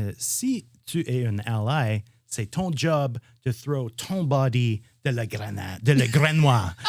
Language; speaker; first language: French; non-native, learner; English